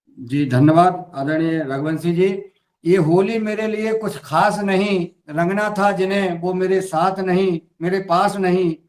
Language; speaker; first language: Hindi; native; Hindi